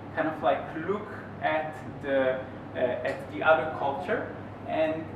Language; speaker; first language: English; non-native, fluent; Hebrew